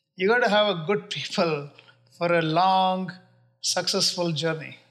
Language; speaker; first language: English; non-native, local second language; Kannada